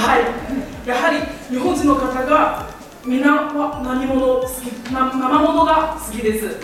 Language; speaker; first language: Japanese; non-native, fluent; Chinese